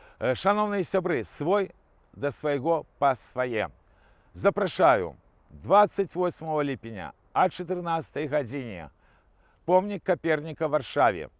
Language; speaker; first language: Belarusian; non-native, local second language; Russian